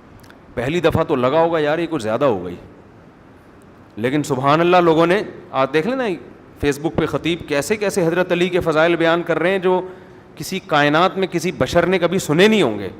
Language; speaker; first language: Urdu; native; Urdu